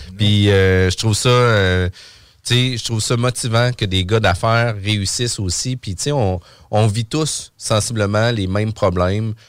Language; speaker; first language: French; native; French